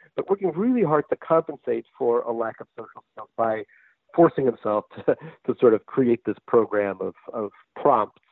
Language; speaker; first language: English; native; English